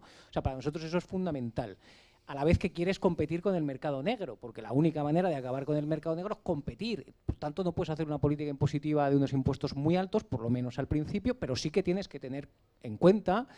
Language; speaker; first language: Spanish; native; Spanish